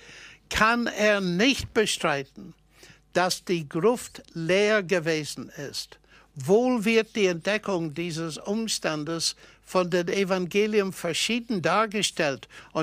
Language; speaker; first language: German; non-native, fluent; English